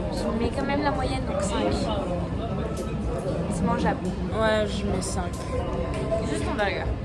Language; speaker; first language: French; native; French